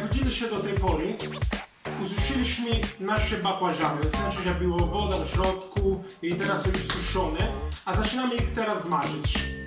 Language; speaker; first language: Polish; non-native, learner; Italian